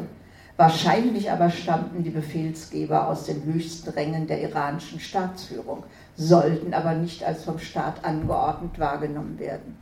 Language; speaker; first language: German; native; German